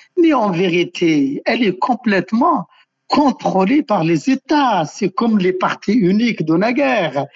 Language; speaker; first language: French; non-native, local second language; Arabic